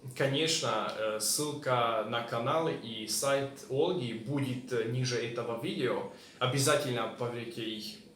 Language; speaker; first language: Russian; non-native, learner; Hungarian